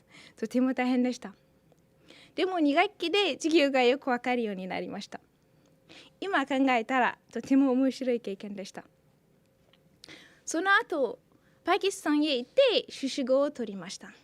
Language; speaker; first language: Japanese; non-native, fluent; Hausa